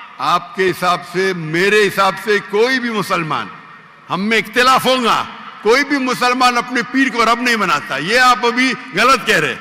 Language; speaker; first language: Urdu; non-native, local second language; Konkani